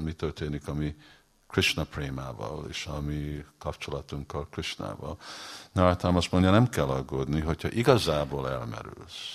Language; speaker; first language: Hungarian; early bilingual, heritage; Hungarian